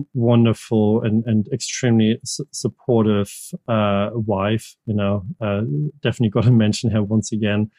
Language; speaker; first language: English; non-native, fluent; German